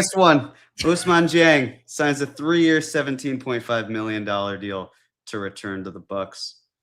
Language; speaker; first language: English; native; English